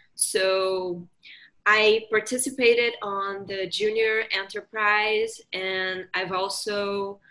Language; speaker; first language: English; non-native, fluent; Portuguese